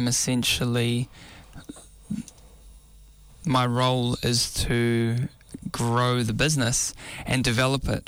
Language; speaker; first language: English; native; English